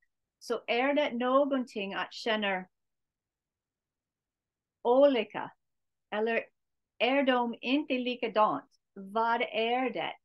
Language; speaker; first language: Swedish; non-native, learner; English